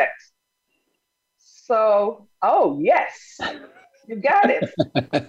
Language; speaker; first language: English; non-native, local second language; Yoruba